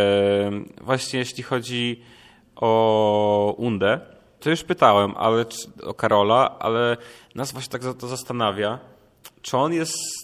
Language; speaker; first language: Polish; native; Polish